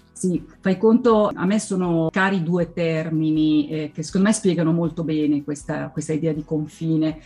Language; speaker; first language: Italian; non-native, local second language; Swiss German